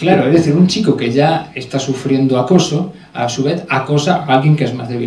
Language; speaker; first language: Spanish; native; Spanish